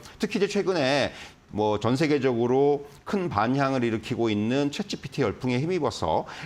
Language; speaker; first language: Korean; native; Korean